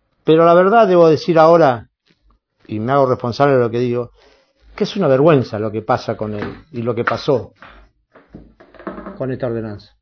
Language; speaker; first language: Spanish; native; Spanish